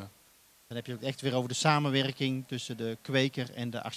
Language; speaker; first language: Dutch; native; Dutch